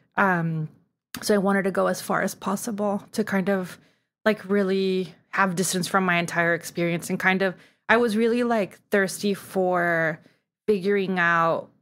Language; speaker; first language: English; early bilingual, other home language; Spanish